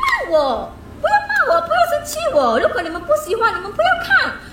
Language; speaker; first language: Chinese; non-native, local second language; Malay